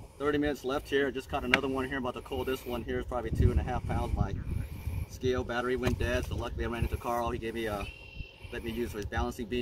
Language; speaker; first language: English; native; English